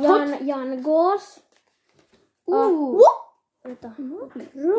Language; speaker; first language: Swedish; early bilingual, other home language; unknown